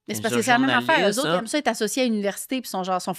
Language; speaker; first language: French; native; French